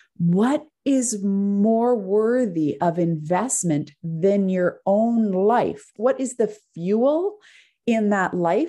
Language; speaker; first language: English; native; English